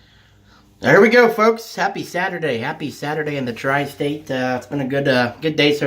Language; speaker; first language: English; native; English